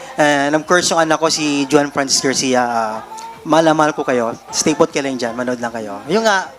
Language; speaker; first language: Filipino; non-native, local second language; Cebuano